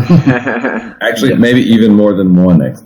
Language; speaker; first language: English; native; English